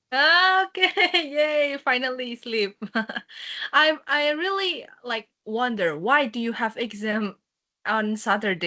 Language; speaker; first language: English; non-native, fluent; Indonesian